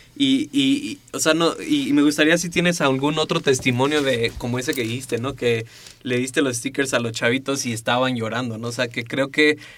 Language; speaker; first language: Spanish; native; Spanish